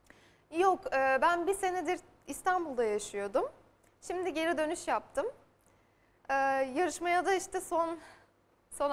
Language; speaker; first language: Turkish; early bilingual, heritage; Turkish